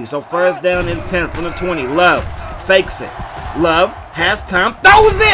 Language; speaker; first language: English; native; English